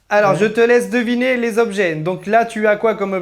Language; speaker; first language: French; native; French